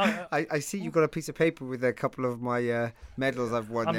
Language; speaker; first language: English; native; English